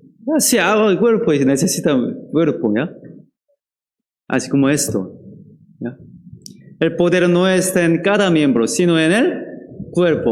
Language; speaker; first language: Spanish; non-native, fluent; Korean